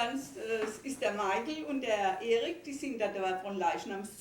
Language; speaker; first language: German; native; German